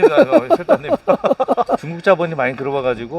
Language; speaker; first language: Korean; native; Korean